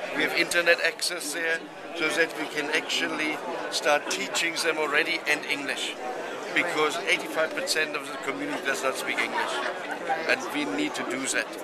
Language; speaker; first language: English; non-native, fluent; German